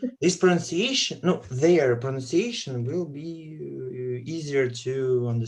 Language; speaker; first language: English; non-native, learner; Russian